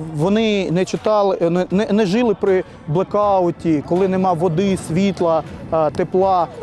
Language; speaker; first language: Ukrainian; native; Ukrainian